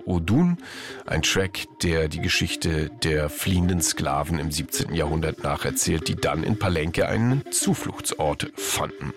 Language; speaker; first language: German; native; German